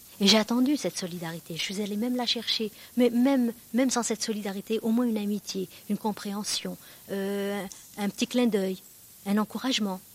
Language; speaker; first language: French; early bilingual, other home language; Kabyle